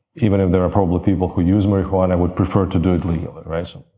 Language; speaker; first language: English; non-native, fluent; Latvian